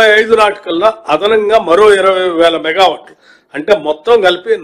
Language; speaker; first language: Telugu; native; Telugu